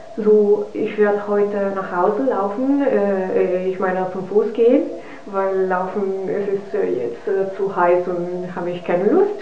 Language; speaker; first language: German; non-native, learner; Italian